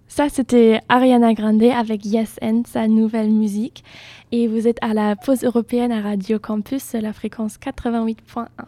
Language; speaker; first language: French; non-native, fluent; German